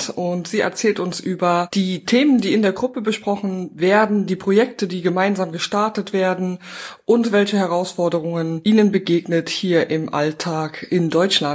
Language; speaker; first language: German; native; German